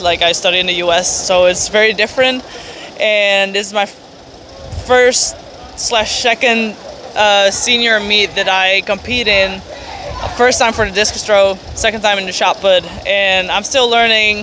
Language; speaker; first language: English; non-native, fluent; Dutch